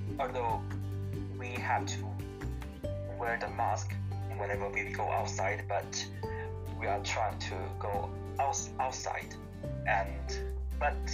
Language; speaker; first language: English; non-native, learner; Korean